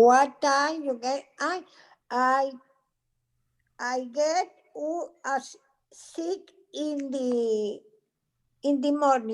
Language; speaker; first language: English; non-native, learner; Spanish